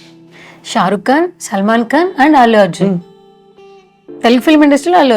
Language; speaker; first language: Telugu; native; Telugu